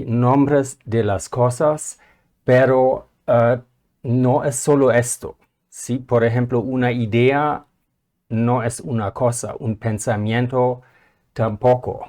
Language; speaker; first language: Spanish; non-native, fluent; German